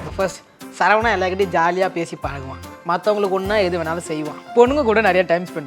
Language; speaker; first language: Tamil; native; Tamil